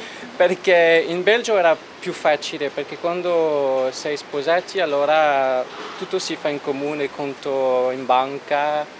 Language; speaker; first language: Italian; non-native, fluent; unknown